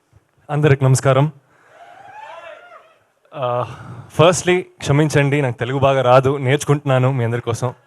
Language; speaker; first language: Telugu; non-native, learner; Kannada